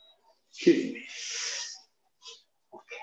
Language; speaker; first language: Japanese; native; Japanese